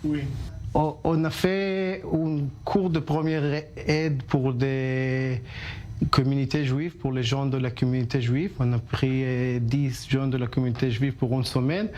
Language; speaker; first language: French; non-native, learner; Hebrew